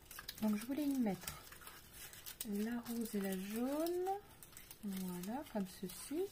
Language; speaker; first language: French; native; French